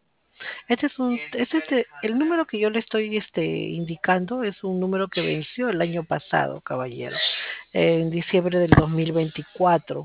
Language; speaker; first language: Spanish; native; Spanish